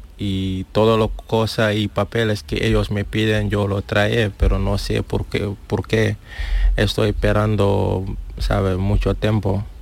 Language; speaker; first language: Spanish; non-native, learner; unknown